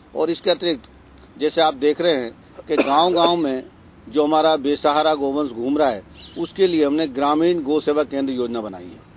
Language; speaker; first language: Hindi; native; Hindi